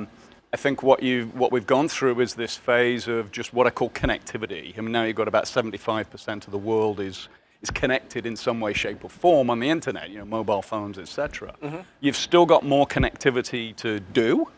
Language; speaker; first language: English; native; English